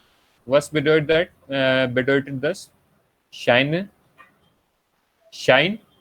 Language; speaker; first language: German; non-native, fluent; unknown